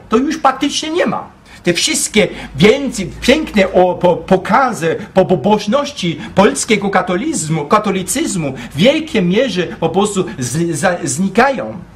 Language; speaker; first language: Polish; non-native, fluent; German